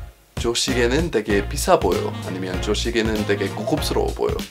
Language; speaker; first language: Korean; non-native, fluent; English